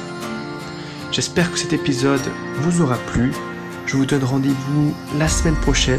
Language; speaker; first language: French; native; French